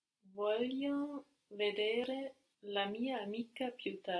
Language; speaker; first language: Italian; non-native, learner; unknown